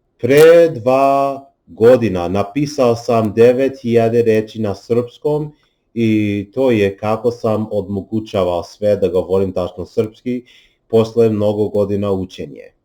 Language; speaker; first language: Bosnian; non-native, learner; English